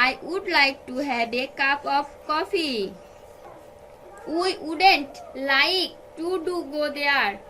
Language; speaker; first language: English; non-native, fluent; Bangla